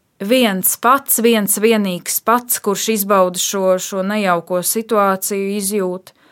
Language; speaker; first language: Latvian; native; Latvian